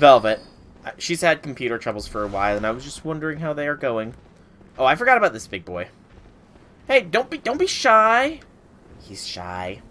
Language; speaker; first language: English; native; English